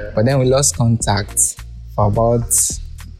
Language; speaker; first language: English; non-native, local second language; Yoruba